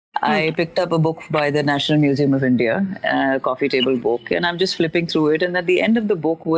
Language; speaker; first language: English; non-native, local second language; Hindi